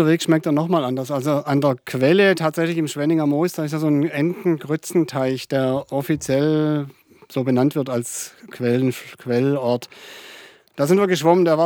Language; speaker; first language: German; native; German